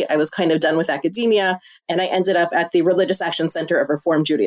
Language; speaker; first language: English; native; English